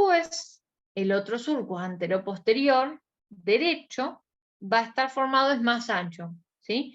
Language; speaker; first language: Spanish; native; Spanish